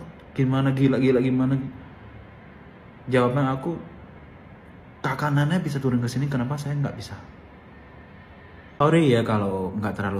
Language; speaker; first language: Indonesian; non-native, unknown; Chinese